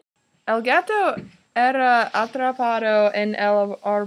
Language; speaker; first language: Spanish; non-native, learner; English